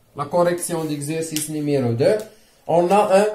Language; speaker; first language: French; non-native, local second language; Arabic